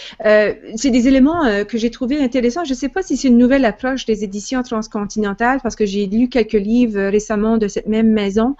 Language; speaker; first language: French; native; French